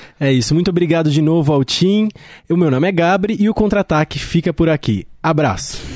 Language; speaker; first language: Portuguese; native; Portuguese